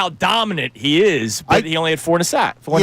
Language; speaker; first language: English; native; English